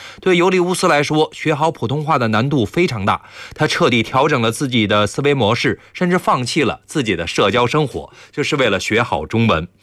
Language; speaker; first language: Chinese; native; Chinese